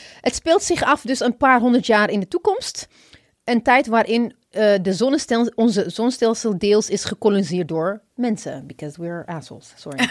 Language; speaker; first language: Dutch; non-native, fluent; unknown